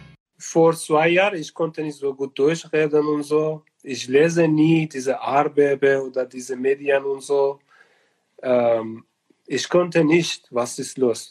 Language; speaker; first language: German; non-native, learner; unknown